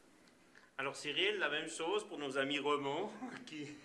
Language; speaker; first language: French; native; French